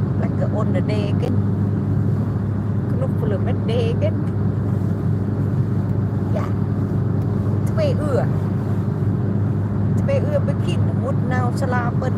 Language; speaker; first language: Dutch; non-native, learner; Thai